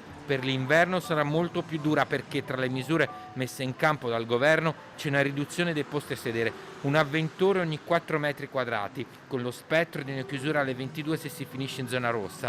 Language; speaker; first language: Italian; native; Italian